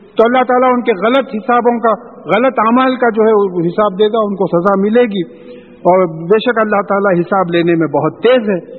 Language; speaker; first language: Urdu; native; Urdu